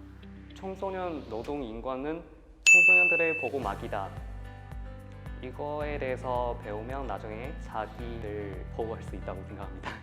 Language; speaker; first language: Korean; non-native, fluent; Chinese